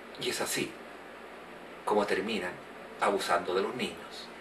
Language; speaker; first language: Spanish; native; Spanish